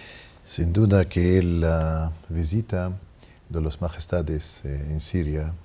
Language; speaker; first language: Spanish; non-native, fluent; Arabic